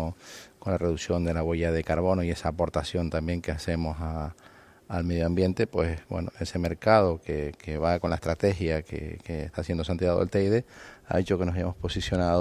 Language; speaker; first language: Spanish; native; Spanish